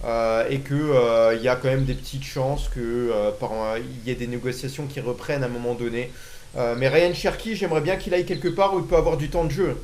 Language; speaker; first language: French; native; French